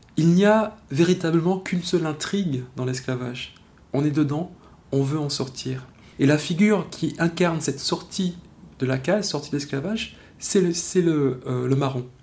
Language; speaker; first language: French; native; French